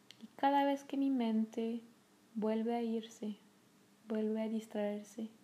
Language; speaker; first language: Spanish; non-native, fluent; French